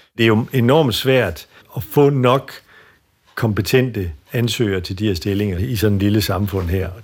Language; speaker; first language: Danish; native; Danish